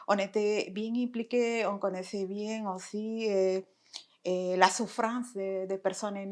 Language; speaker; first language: French; non-native, fluent; Spanish